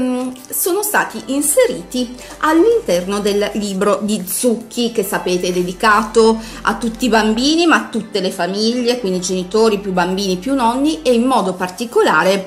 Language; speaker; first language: Italian; native; Italian